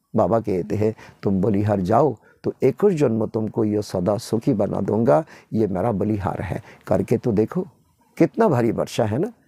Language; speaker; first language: Hindi; non-native, local second language; Bangla